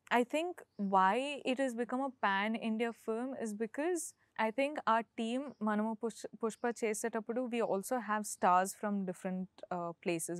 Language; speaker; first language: English; non-native, local second language; Kodava